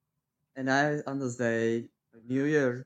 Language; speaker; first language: English; non-native, learner; Chinese